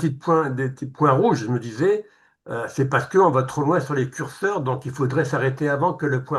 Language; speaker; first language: French; native; French